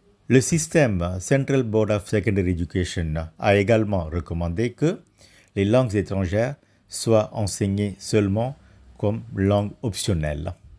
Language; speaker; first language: French; non-native, fluent; Tamil